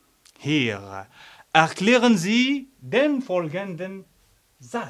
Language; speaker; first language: German; non-native, fluent; Arabic